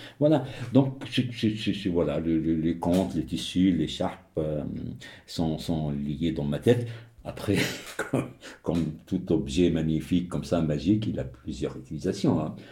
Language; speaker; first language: French; non-native, local second language; Arabic